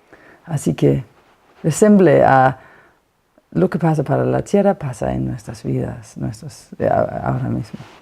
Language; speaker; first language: Spanish; non-native, fluent; Danish